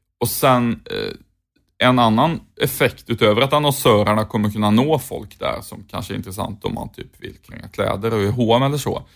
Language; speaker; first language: Swedish; native; Swedish